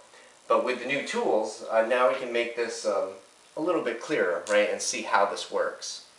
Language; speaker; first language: English; native; English